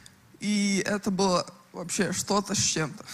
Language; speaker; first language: Russian; non-native, local second language; Latvian